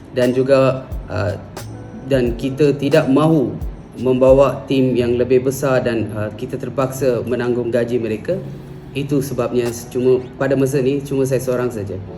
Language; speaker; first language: Malay; non-native, local second language; Tamil